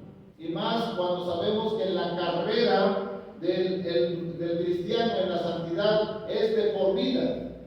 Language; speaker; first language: Spanish; native; Spanish